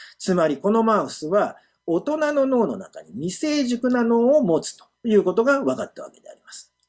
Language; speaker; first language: Japanese; native; Japanese